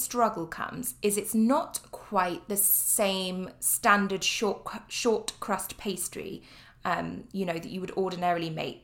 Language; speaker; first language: English; native; English